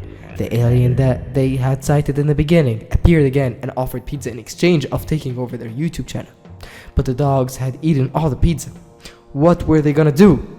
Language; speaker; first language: English; native; English